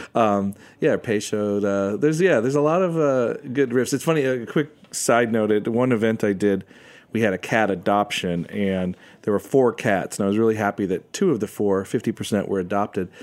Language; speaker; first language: English; native; English